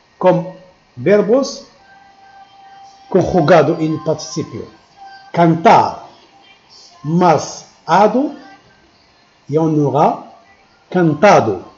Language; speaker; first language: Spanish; non-native, fluent; Arabic